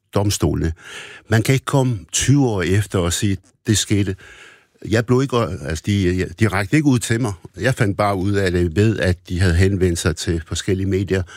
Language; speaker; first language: Danish; early bilingual, other home language; Arabic